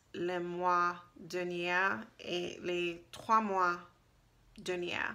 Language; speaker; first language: French; non-native, learner; English